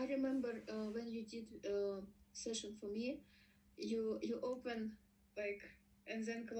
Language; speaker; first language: English; non-native, learner; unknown